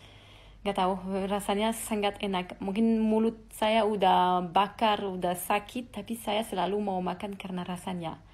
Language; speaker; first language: Indonesian; non-native, fluent; French